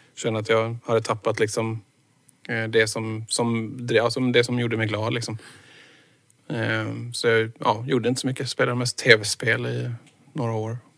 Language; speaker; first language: Swedish; native; Swedish